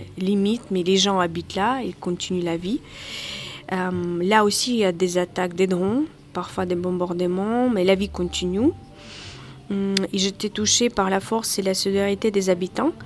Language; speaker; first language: French; non-native, learner; Ukrainian